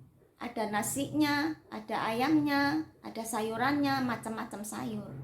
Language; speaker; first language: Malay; non-native, local second language; Javanese